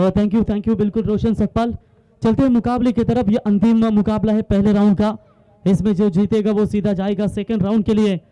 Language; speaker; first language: Hindi; non-native, local second language; Marathi